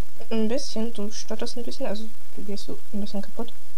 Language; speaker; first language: German; native; German